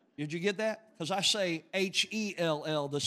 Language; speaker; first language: English; native; English